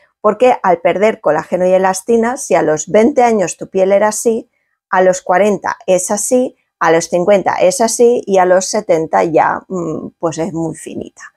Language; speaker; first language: Spanish; native; Spanish